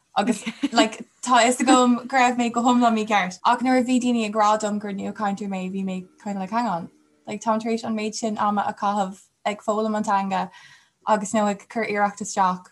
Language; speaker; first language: Irish; non-native, local second language; English